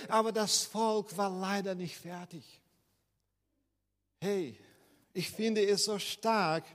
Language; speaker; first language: German; non-native, fluent; Portuguese